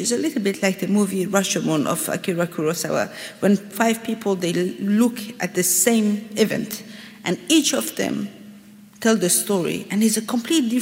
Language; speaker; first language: English; non-native, fluent; Persian